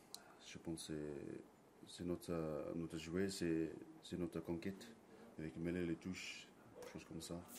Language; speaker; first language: French; non-native, learner; English